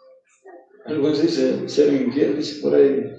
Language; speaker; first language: Spanish; non-native, local second language; Quechua